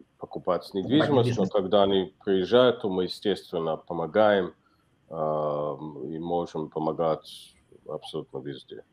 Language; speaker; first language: Russian; non-native, fluent; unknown